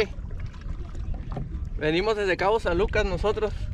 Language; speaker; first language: Spanish; native; Spanish